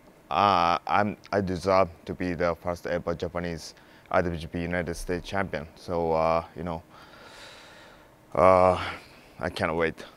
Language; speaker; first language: English; non-native, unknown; Japanese